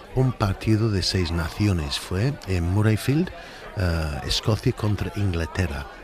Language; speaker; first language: Spanish; non-native, fluent; English